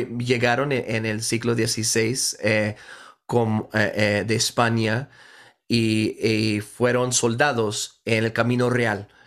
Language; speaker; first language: Spanish; early bilingual, heritage; Spanish